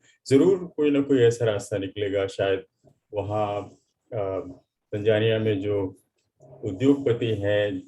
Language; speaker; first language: Hindi; native; Hindi